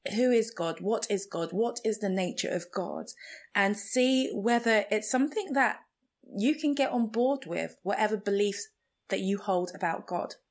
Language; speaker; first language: English; non-native, local second language; Igbo